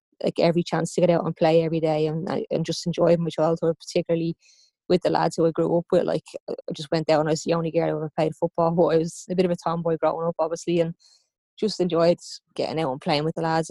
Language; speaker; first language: English; native; English